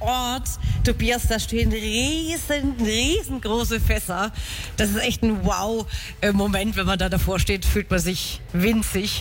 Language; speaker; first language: German; native; German